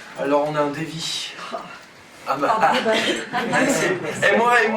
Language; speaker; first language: French; native; French